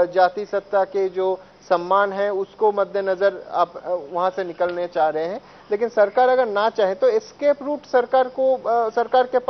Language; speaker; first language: Hindi; non-native, local second language; Bangla